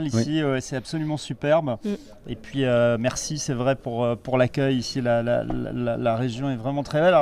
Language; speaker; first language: French; native; French